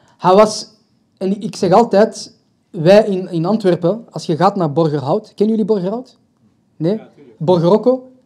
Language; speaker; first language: Dutch; early bilingual, other home language; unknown